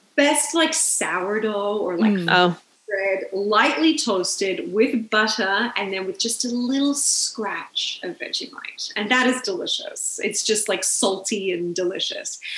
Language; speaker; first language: English; native; English